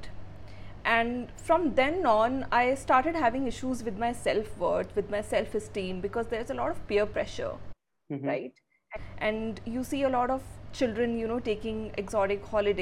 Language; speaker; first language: English; non-native, local second language; Hindi